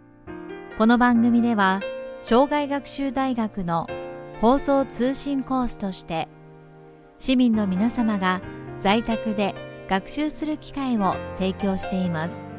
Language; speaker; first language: Japanese; native; Japanese